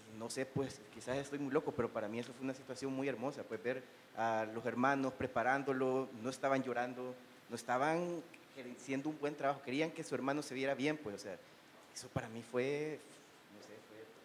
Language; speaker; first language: Spanish; native; Spanish